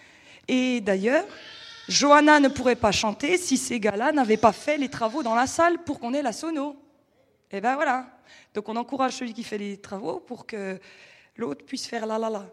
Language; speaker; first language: French; native; French